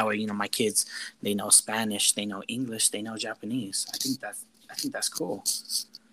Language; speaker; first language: English; native; English